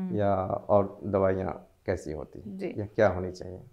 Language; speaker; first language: Hindi; native; Hindi